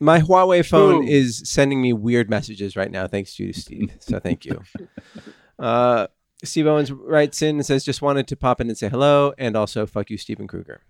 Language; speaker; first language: English; native; English